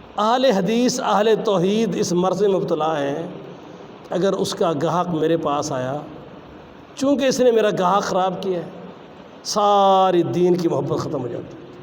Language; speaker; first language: Urdu; non-native, local second language; Punjabi